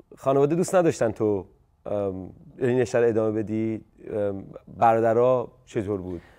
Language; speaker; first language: Persian; native; Persian